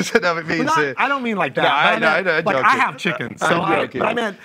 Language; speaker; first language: English; non-native, learner; Spanish